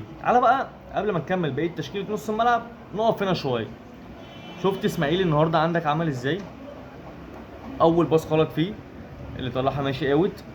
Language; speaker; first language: Arabic; native; Arabic